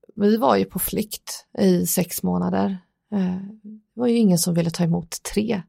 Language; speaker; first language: Swedish; early bilingual, other home language; Persian